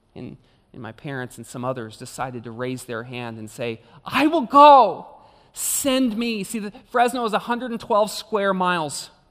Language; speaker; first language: English; native; English